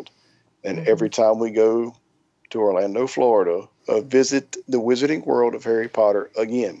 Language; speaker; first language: English; native; English